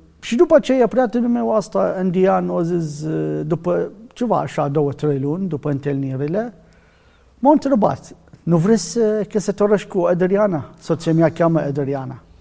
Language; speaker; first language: Romanian; non-native, learner; Arabic